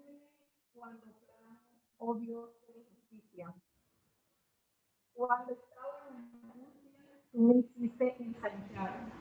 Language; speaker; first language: Spanish; native; Spanish